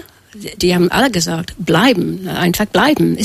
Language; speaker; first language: German; non-native, fluent; English